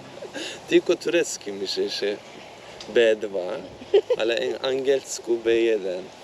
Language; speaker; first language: Polish; non-native, learner; Turkish